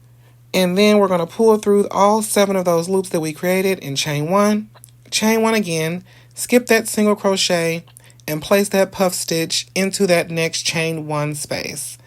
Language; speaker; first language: English; native; English